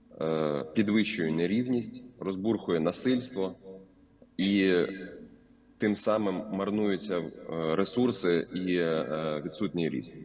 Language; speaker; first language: Ukrainian; native; Ukrainian